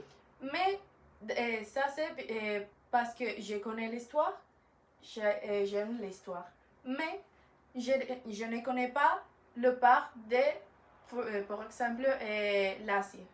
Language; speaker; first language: French; non-native, learner; Spanish